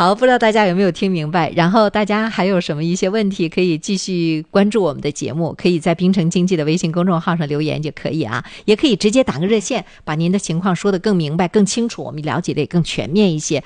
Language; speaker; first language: Chinese; native; Chinese